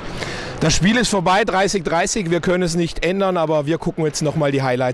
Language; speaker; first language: German; native; German